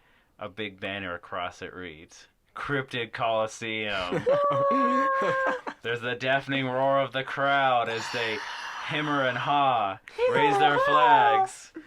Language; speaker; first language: English; native; English